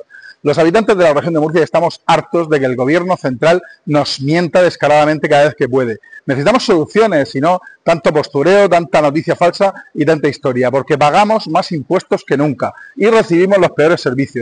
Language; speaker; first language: Spanish; native; Spanish